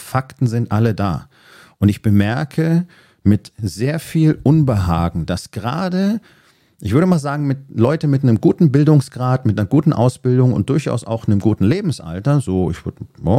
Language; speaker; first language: German; native; German